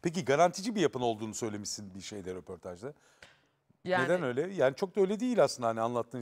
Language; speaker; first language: Turkish; native; Turkish